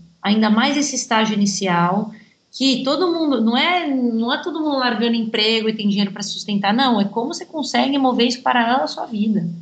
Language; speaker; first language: Portuguese; native; Portuguese